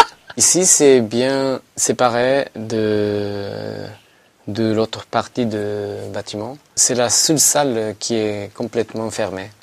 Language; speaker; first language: French; non-native, learner; Japanese